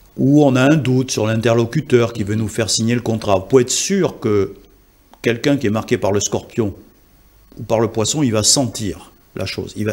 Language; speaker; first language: French; native; French